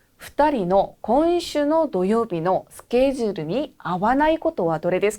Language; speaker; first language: Japanese; non-native, fluent; Korean